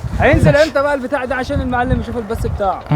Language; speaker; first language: Arabic; native; Arabic